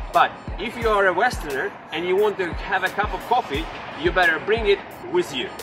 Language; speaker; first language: English; non-native, fluent; Ukrainian